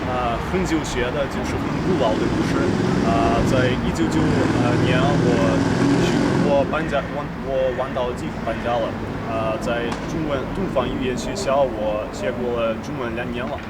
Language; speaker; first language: Chinese; non-native, learner; Ukrainian